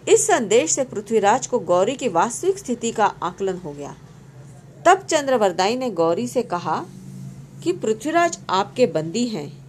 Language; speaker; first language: Hindi; non-native, local second language; Marathi